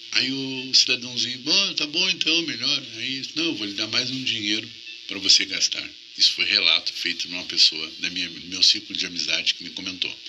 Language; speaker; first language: Portuguese; native; Portuguese